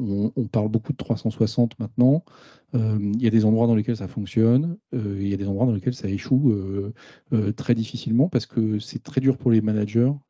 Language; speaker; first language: French; native; French